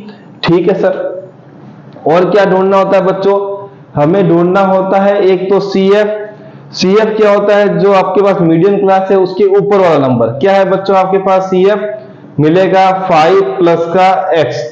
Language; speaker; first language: Hindi; native; Hindi